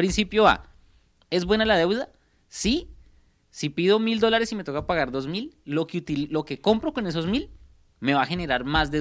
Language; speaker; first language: Spanish; native; Spanish